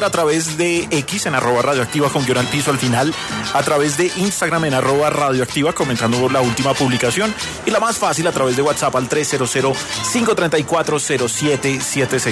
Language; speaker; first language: Spanish; native; Spanish